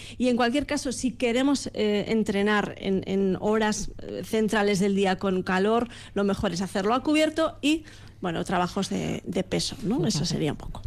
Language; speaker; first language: Spanish; native; Spanish